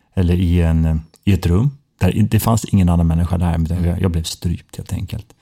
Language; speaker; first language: Swedish; native; Swedish